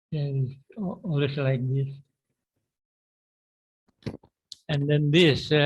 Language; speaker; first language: English; non-native, learner; Indonesian